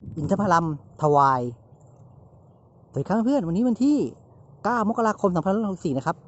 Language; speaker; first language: Thai; native; Thai